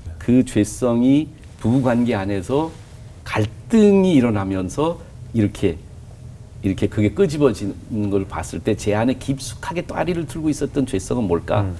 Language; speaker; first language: Korean; native; Korean